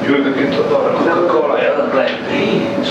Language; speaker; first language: Serbian; native; Serbian